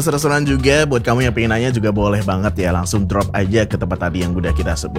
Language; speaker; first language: Indonesian; native; Indonesian